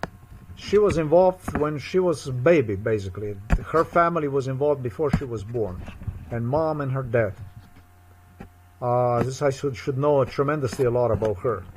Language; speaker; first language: English; non-native, fluent; Slovenian